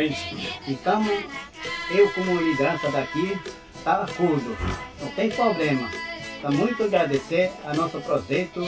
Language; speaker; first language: Portuguese; non-native, local second language; Ticuna